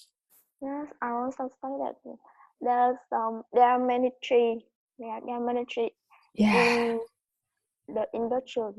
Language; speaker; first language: English; non-native, learner; Vietnamese